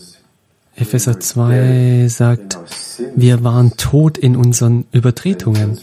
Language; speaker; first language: German; non-native, fluent; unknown